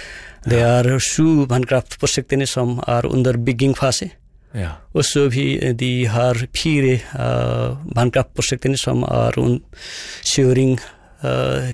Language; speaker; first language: Norwegian; non-native, fluent; Nepali